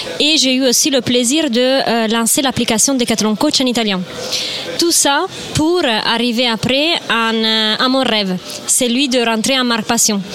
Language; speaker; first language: French; non-native, fluent; Italian